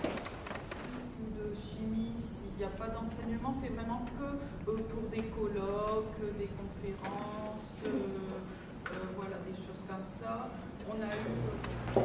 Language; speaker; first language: French; native; French